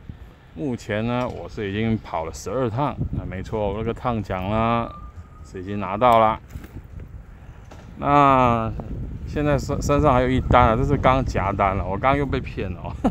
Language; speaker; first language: Chinese; native; Chinese